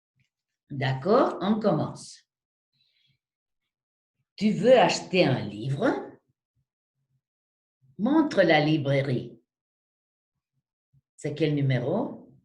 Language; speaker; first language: French; non-native, fluent; Spanish